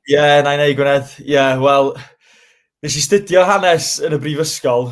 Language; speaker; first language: Welsh; native; Welsh